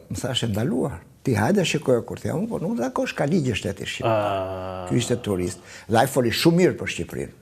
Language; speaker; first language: Albanian; native; Albanian